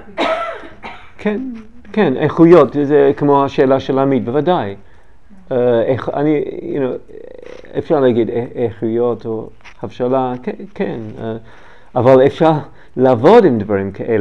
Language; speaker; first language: Hebrew; non-native, learner; English